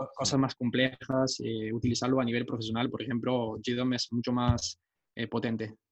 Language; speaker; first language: Spanish; non-native, fluent; French